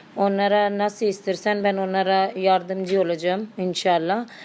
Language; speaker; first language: Turkish; non-native, learner; Urdu